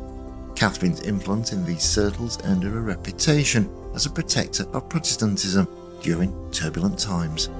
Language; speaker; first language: English; native; English